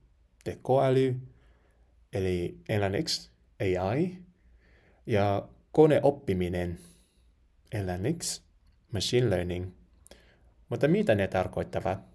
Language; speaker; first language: Finnish; non-native, learner; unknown